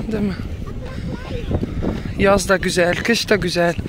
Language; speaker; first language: Turkish; non-native, learner; Dutch